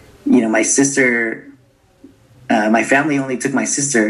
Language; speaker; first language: English; native; English